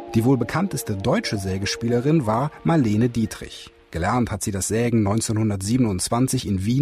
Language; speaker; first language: German; native; German